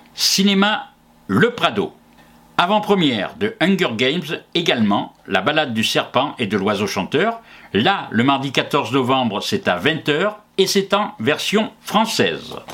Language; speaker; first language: French; native; French